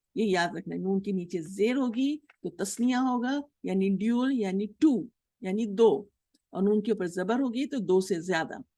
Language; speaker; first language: Urdu; native; Urdu